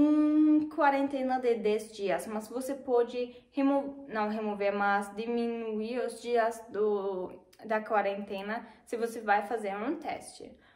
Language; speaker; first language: Portuguese; non-native, fluent; German